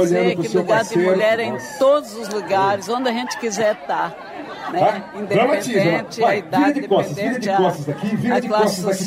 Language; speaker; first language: Portuguese; native; Portuguese